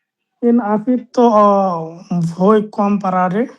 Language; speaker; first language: Italian; non-native, learner; Bangla